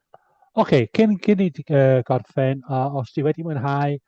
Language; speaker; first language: Welsh; non-native, fluent; English